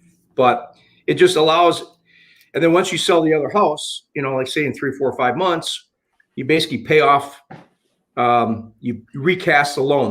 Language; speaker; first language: English; native; English